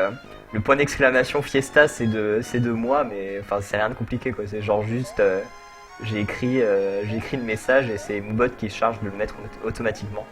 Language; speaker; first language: French; native; French